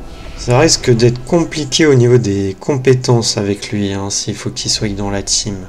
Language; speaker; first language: French; native; French